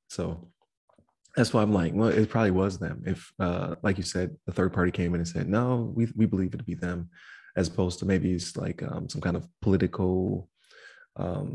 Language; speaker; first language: English; native; English